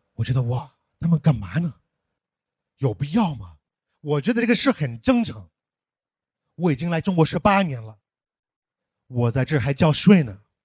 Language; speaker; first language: Chinese; non-native, fluent; English